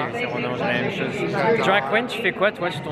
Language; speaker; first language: French; native; French